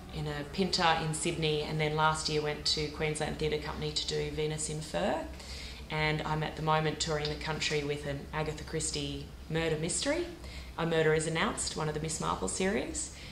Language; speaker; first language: English; native; English